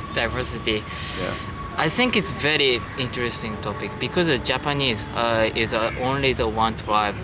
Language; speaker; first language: English; non-native, learner; Japanese